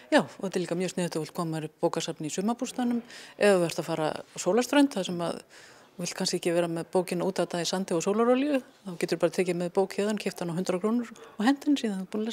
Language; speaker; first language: Icelandic; native; Icelandic